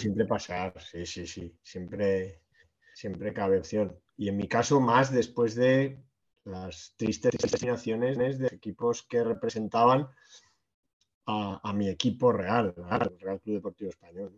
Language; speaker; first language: Spanish; native; Spanish